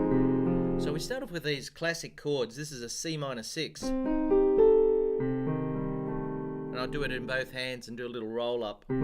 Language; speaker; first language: English; native; English